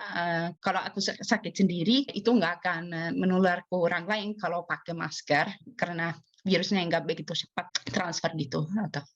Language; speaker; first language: Indonesian; non-native, fluent; Swedish